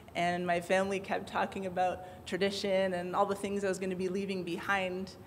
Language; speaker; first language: English; native; English